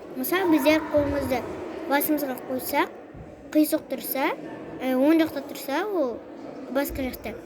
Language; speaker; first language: Kazakh; non-native, local second language; Russian